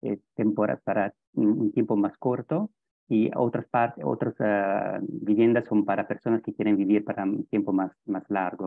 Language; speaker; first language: Spanish; non-native, fluent; Italian